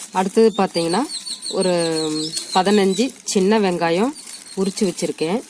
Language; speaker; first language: Tamil; native; Tamil